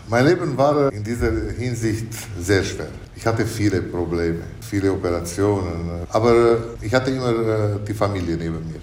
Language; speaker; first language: German; early bilingual, heritage; German